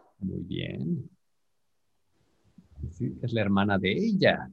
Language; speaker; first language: Spanish; native; Spanish